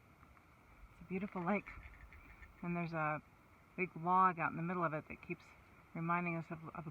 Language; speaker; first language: English; non-native, fluent; German